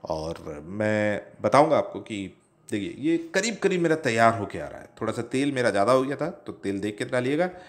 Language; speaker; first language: Hindi; non-native, local second language; Odia